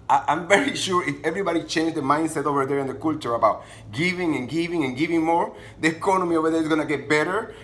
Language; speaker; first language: English; non-native, fluent; Spanish